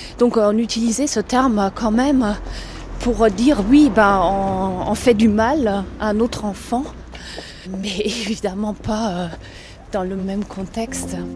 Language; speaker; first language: French; non-native, fluent; German